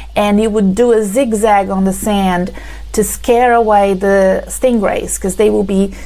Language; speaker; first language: English; non-native, fluent; Portuguese